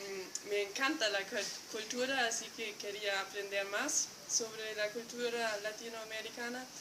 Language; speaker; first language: Spanish; non-native, fluent; German